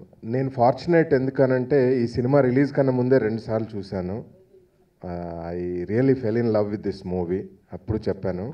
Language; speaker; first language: Telugu; native; Telugu